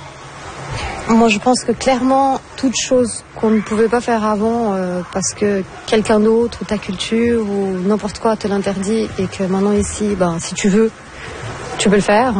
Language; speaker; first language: French; native; French